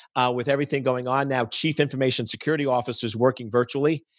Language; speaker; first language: English; native; English